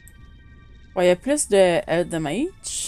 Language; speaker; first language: French; native; French